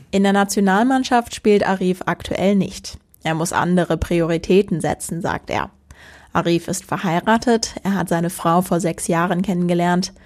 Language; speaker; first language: German; native; German